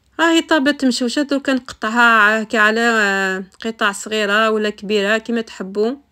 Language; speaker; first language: Arabic; non-native, local second language; Kabyle